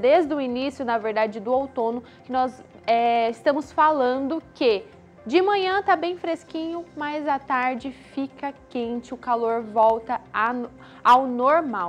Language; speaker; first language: Portuguese; native; Portuguese